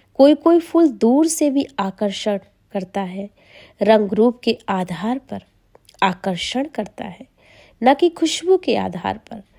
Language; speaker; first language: Hindi; native; Hindi